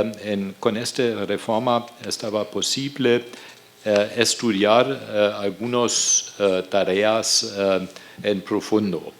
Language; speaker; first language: Spanish; non-native, fluent; German